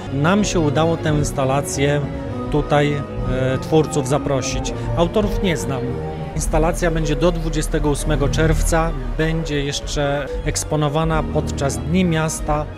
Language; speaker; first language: Polish; native; Polish